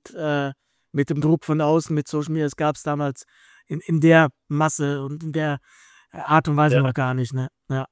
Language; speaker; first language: German; native; German